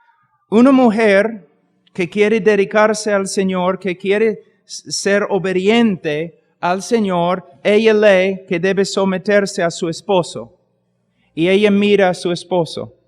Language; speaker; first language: Spanish; non-native, fluent; English